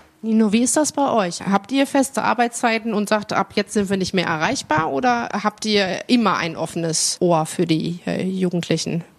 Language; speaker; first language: German; native; German